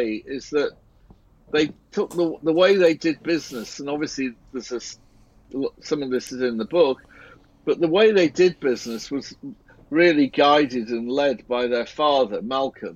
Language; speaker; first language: English; native; English